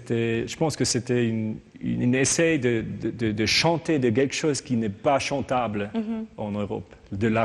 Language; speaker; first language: French; non-native, learner; German